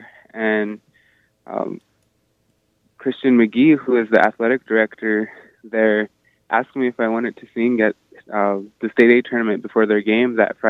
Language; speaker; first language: English; native; English